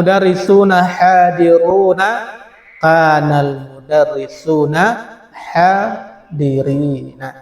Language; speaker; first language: Arabic; non-native, fluent; Indonesian